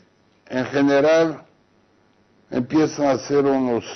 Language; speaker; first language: Spanish; non-native, fluent; Portuguese